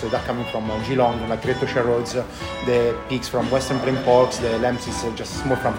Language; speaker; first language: English; non-native, fluent; Italian